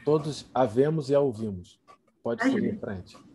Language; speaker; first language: Portuguese; native; Portuguese